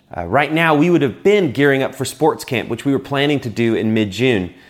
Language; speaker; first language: English; native; English